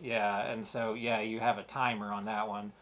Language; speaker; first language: English; native; English